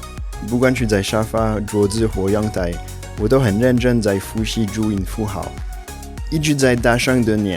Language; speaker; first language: Chinese; non-native, fluent; French